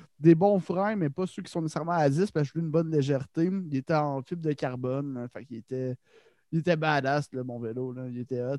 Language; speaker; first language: French; native; French